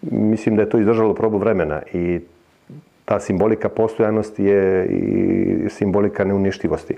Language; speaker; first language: Serbian; native; Serbian